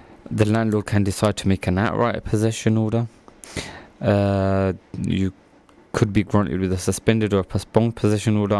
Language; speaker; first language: English; early bilingual, other home language; Punjabi